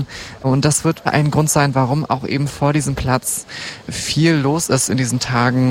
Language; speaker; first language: German; native; German